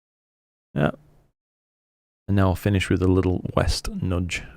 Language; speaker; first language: English; native; English